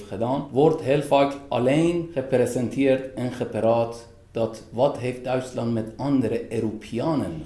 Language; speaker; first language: Dutch; non-native, fluent; Persian